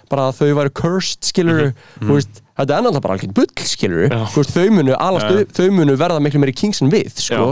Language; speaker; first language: Icelandic; native; Icelandic